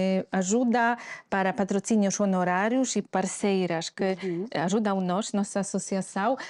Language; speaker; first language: Portuguese; non-native, fluent; Polish